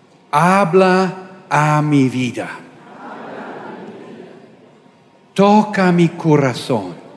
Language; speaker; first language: Spanish; non-native, learner; English